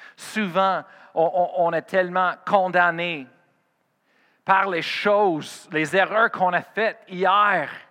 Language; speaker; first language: French; non-native, fluent; English